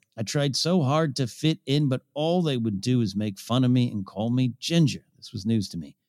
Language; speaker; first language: English; early bilingual, other home language; Ukrainian